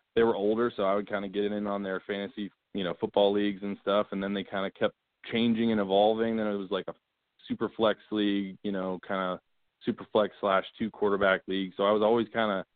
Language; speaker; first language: English; native; English